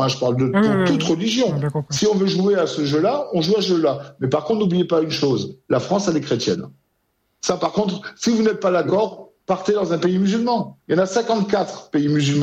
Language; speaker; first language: French; native; French